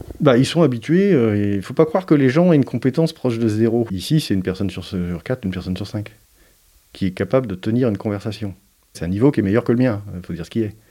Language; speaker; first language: French; native; French